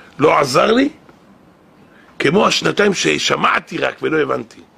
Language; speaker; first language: Hebrew; native; Hebrew